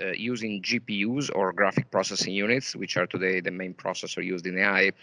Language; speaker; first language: English; non-native, fluent; Italian